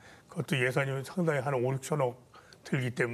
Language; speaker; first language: Korean; native; Korean